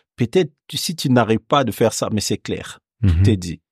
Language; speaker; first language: French; non-native, local second language; Bambara